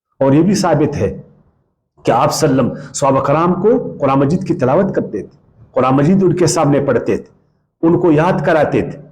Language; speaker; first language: Urdu; non-native, local second language; Pashto